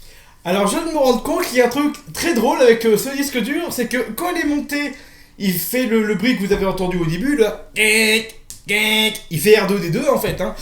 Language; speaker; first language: French; native; French